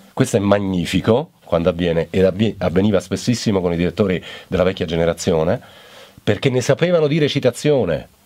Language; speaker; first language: Italian; native; Italian